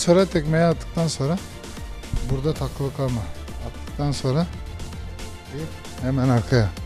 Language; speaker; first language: Turkish; early bilingual, heritage; Turkish